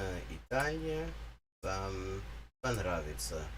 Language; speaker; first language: Russian; non-native, learner; English